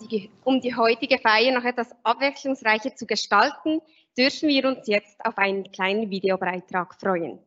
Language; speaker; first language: German; native; German